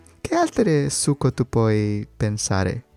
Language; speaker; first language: Italian; non-native, learner; Spanish